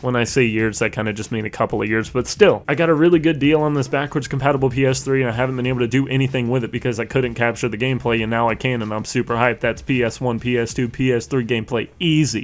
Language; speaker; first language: English; native; English